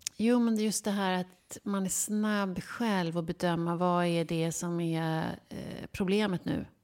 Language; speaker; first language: Swedish; native; Swedish